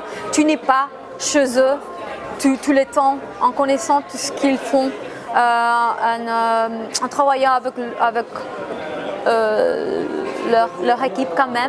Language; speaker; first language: French; non-native, fluent; Spanish